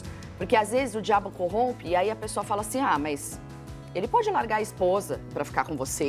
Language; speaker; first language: Portuguese; native; Portuguese